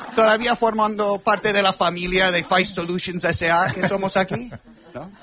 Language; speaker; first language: Spanish; non-native, fluent; English